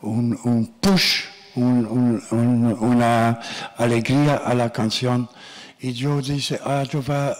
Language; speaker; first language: Spanish; non-native, learner; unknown